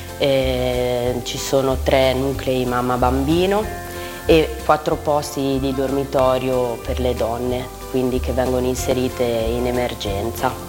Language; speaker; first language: Italian; native; Italian